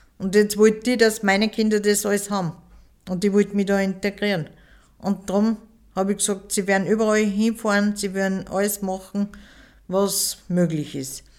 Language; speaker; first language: German; early bilingual, other home language; Turkish